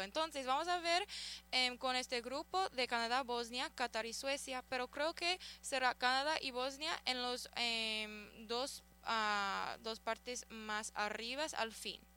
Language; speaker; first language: Spanish; early bilingual, heritage; Spanish